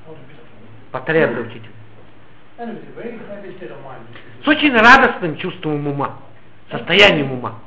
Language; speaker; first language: Russian; native; Russian